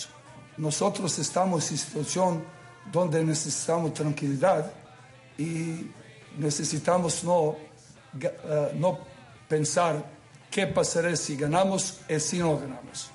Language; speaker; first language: Spanish; non-native, learner; Serbian